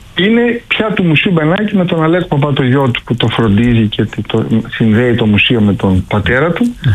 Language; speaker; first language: Greek; native; Greek